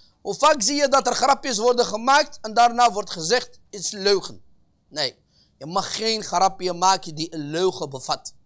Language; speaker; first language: Dutch; early bilingual, other home language; Arabic